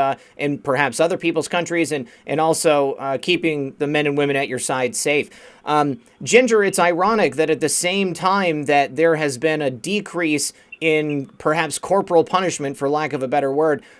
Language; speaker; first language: English; native; English